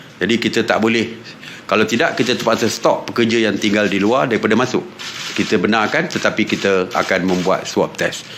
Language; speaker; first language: Malay; native; Malay